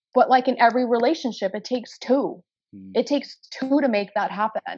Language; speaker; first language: English; native; English